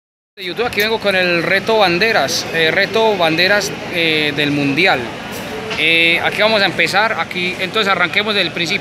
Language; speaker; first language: Spanish; native; Spanish